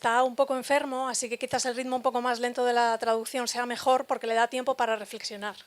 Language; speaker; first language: Spanish; native; Spanish